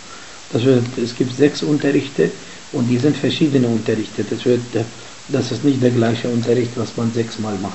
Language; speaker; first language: German; non-native, fluent; Arabic